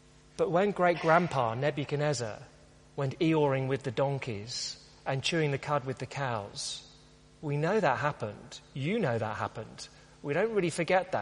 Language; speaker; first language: English; native; English